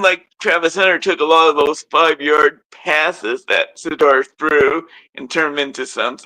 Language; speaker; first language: English; native; English